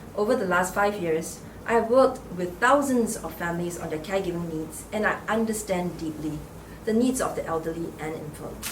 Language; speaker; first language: English; non-native, local second language; Chinese